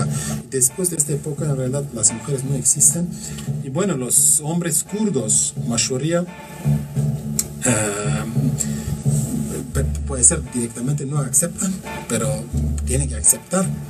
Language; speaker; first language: Spanish; non-native, learner; Kurdish